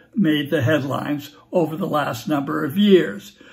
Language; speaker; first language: English; native; English